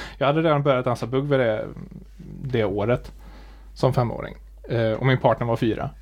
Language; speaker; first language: Swedish; native; Swedish